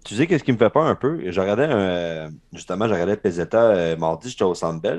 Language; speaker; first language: French; native; French